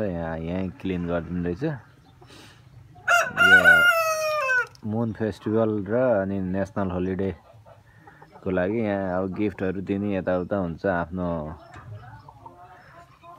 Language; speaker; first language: Nepali; native; Nepali